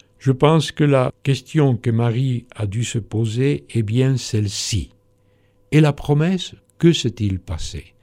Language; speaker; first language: French; non-native, fluent; Spanish